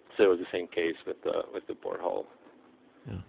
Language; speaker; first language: English; non-native, fluent; Czech